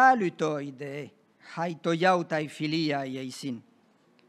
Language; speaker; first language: Greek; non-native, fluent; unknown